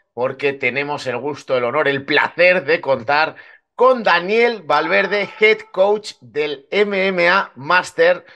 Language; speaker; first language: Spanish; native; Spanish